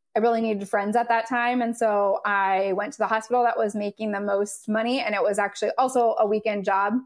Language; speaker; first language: English; native; English